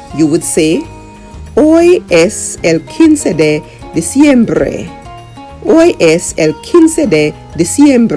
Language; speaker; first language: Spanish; non-native, learner; English